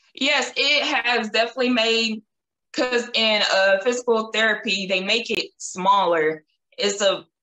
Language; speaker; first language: English; native; English